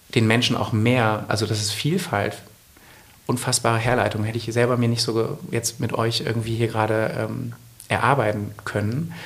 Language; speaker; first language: German; native; German